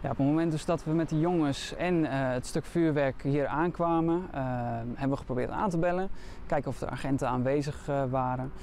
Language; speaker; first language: Dutch; native; Dutch